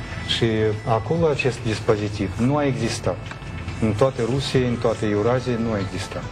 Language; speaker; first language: Romanian; non-native, learner; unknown